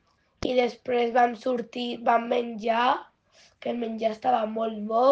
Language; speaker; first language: Catalan; non-native, local second language; Spanish